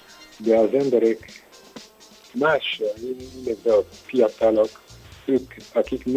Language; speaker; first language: Hungarian; non-native, learner; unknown